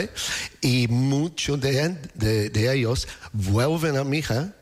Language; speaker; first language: Spanish; non-native, fluent; English